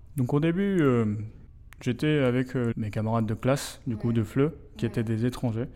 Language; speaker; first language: French; non-native, fluent; Korean